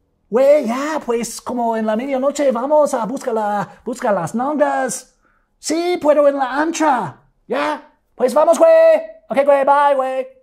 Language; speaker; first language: Spanish; non-native, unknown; English